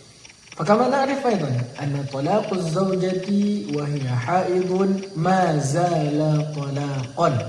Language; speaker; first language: Arabic; non-native, learner; Indonesian